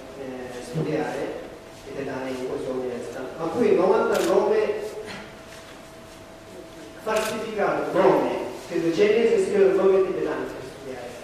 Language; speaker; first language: Italian; non-native, learner; Tibetan